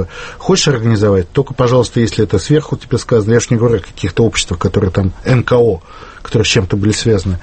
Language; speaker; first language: Russian; native; Russian